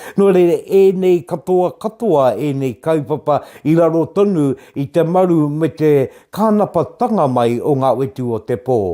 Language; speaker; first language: Māori; native; Māori